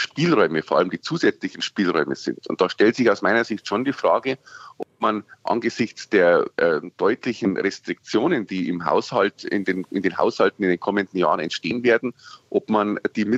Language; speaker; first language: German; native; German